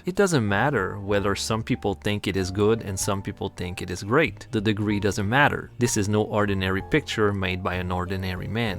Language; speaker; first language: English; non-native, fluent; French